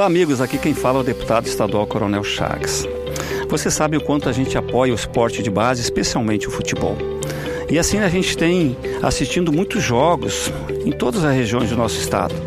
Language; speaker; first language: Portuguese; native; Portuguese